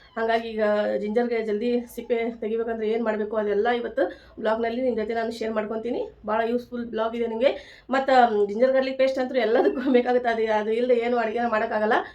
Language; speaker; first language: Kannada; native; Kannada